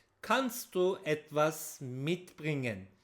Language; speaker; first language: German; non-native, fluent; Turkish